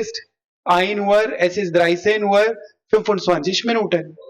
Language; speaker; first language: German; non-native, learner; Hindi